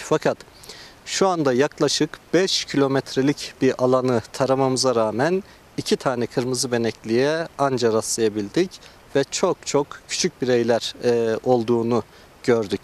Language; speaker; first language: Turkish; native; Turkish